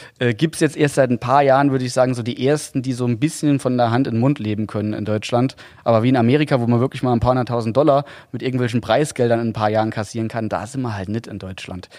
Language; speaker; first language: German; native; German